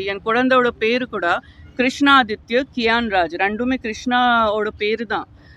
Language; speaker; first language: Tamil; non-native, local second language; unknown